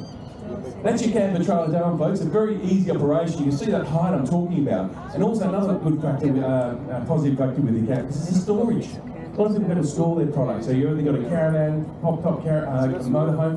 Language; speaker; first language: English; native; English